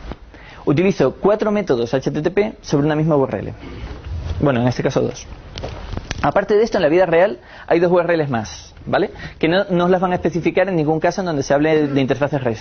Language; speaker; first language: Spanish; native; Spanish